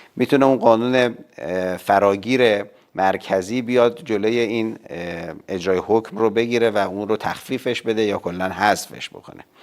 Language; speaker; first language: Persian; native; Persian